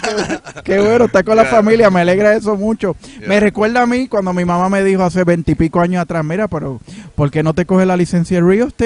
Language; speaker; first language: Spanish; native; Spanish